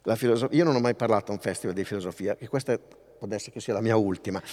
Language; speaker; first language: Italian; native; Italian